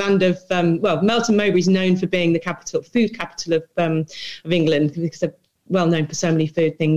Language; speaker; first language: English; native; English